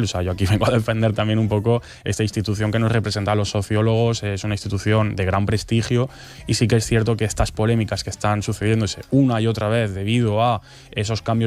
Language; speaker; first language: Spanish; native; Spanish